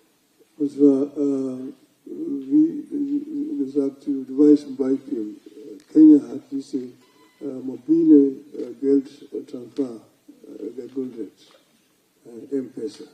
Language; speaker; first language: German; non-native, fluent; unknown